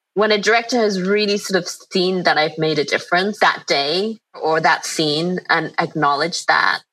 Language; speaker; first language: English; native; English